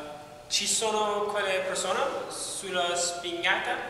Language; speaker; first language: Italian; non-native, learner; English